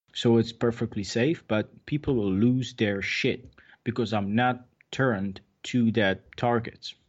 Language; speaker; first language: English; non-native, fluent; Czech